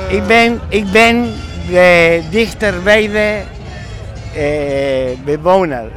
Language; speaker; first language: Dutch; non-native, learner; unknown